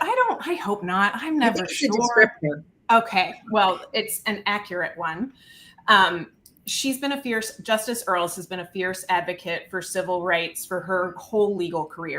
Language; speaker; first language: English; native; English